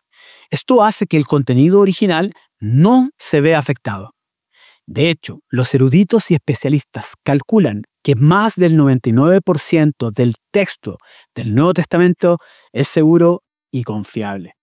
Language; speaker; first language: Spanish; native; Spanish